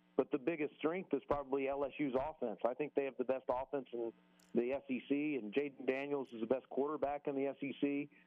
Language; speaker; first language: English; native; English